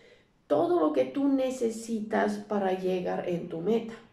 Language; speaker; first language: Spanish; non-native, learner; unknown